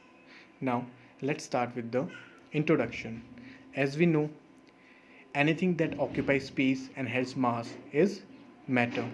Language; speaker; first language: English; non-native, local second language; Hindi